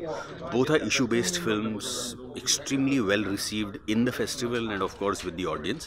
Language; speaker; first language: English; non-native, local second language; Marathi